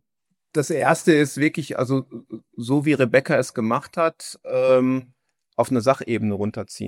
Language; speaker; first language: German; native; German